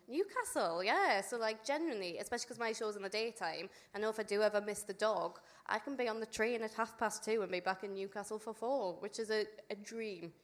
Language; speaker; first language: English; native; English